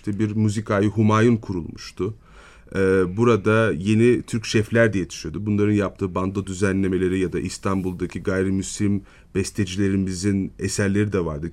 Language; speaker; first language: Turkish; native; Turkish